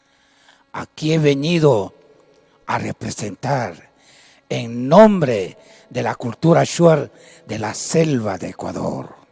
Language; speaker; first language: Spanish; non-native, local second language; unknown